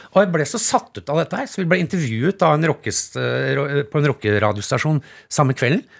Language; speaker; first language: Norwegian; native; Norwegian